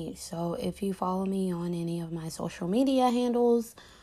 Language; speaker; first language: English; native; English